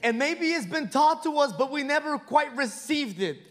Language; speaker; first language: English; non-native, fluent; Spanish